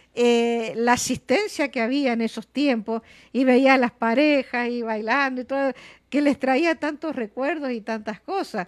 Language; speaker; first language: Spanish; native; Spanish